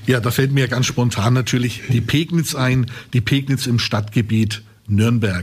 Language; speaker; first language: German; native; German